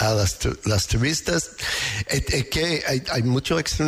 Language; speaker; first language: Spanish; non-native, learner; English